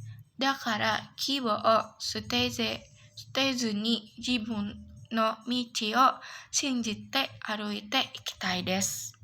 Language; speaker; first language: Japanese; non-native, learner; Indonesian